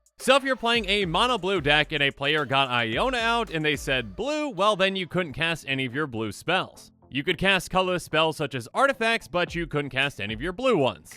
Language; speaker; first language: English; native; English